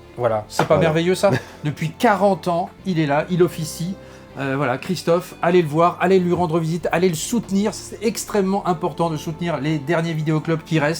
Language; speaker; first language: French; native; French